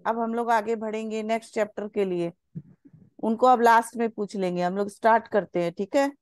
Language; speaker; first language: Hindi; non-native, local second language; Bangla